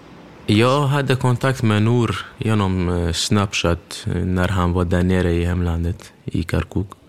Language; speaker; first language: Swedish; early bilingual, other home language; Kurdish